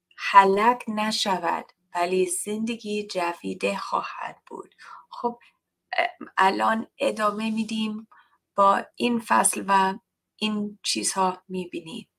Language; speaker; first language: Persian; non-native, learner; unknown